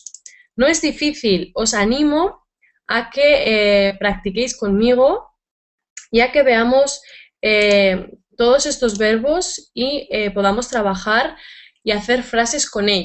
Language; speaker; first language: Spanish; native; Spanish